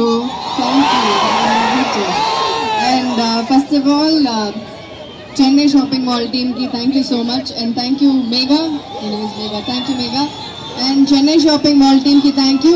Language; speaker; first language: Telugu; non-native, local second language; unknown